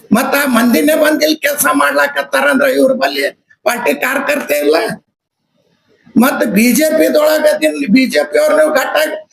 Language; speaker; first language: Kannada; non-native, local second language; Urdu